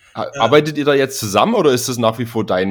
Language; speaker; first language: German; native; German